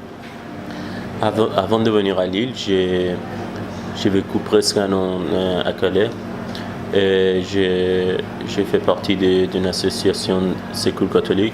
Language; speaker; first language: French; non-native, fluent; Persian